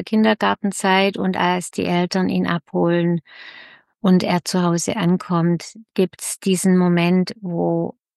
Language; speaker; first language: German; native; German